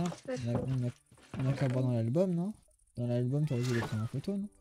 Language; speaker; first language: French; native; French